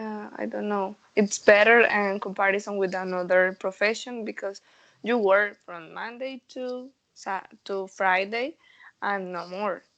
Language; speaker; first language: English; non-native, learner; Spanish